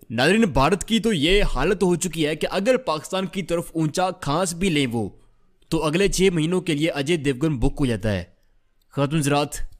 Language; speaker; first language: Urdu; native; Urdu